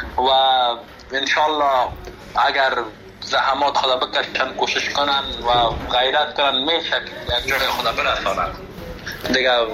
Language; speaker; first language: Persian; native; Persian